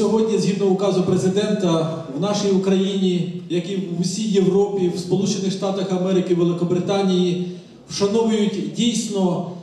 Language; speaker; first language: Ukrainian; native; Ukrainian